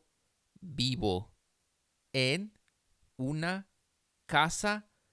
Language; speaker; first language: Spanish; non-native, fluent; English